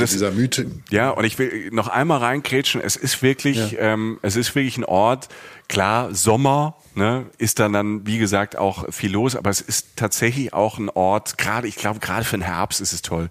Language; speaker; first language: German; native; German